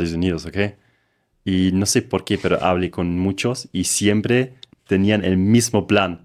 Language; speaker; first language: Spanish; non-native, fluent; German